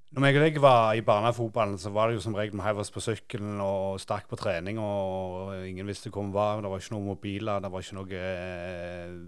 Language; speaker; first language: Norwegian; native; Norwegian